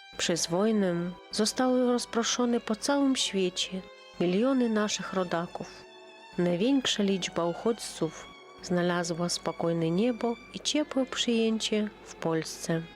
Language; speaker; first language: Polish; non-native, local second language; Ukrainian